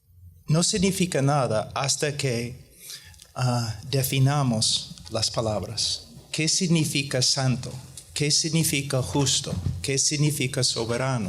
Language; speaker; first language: Spanish; non-native, fluent; English